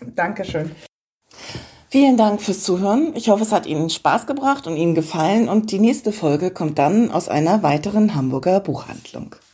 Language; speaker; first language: German; native; German